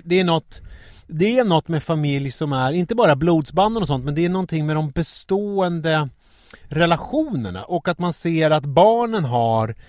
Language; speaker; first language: Swedish; native; Swedish